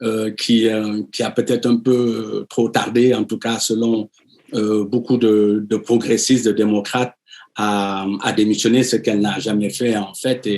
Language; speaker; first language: French; native; French